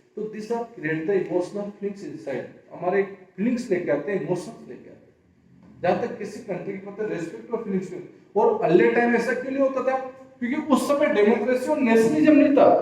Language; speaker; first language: Hindi; native; Hindi